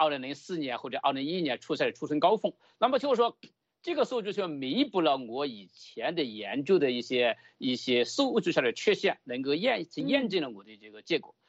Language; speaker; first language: Chinese; native; Chinese